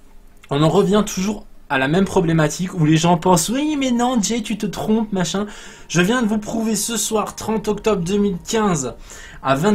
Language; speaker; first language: French; native; French